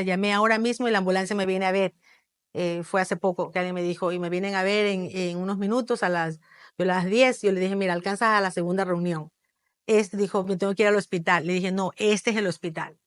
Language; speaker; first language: Spanish; native; Spanish